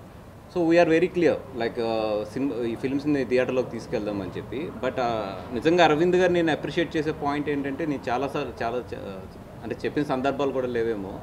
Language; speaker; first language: Telugu; native; Telugu